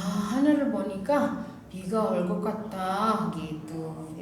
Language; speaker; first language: Korean; non-native, fluent; Indonesian